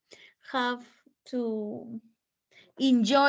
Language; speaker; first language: English; non-native, fluent; Spanish